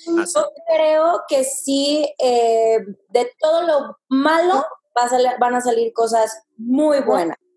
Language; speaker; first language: Spanish; native; Spanish